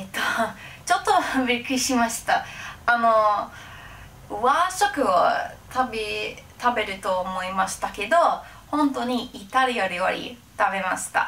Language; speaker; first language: Japanese; non-native, learner; English